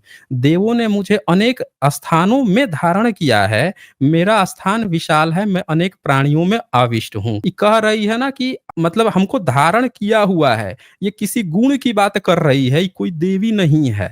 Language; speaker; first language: Hindi; native; Hindi